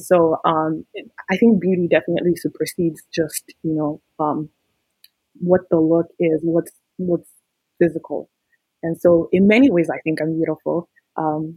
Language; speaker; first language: English; non-native, local second language; Yoruba